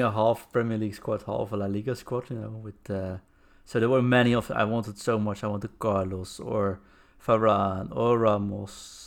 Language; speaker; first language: English; non-native, fluent; Dutch